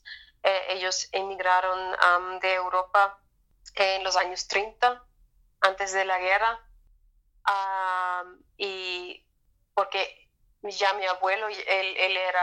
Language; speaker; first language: Spanish; non-native, fluent; German